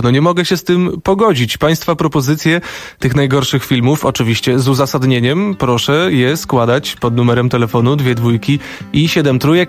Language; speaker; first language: Polish; native; Polish